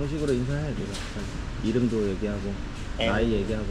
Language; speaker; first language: Korean; native; Korean